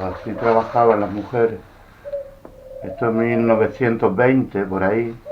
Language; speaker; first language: Spanish; native; Spanish